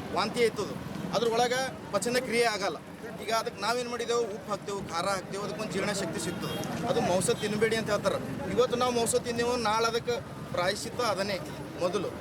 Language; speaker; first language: Kannada; native; Kannada